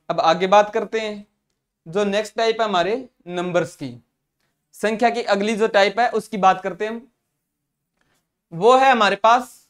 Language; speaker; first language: Hindi; non-native, local second language; Punjabi